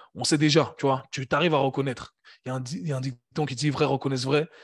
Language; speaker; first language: French; native; French